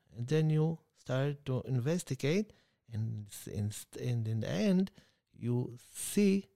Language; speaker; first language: English; non-native, fluent; Hebrew